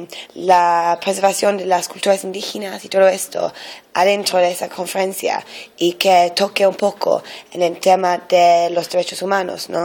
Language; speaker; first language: Spanish; non-native, fluent; English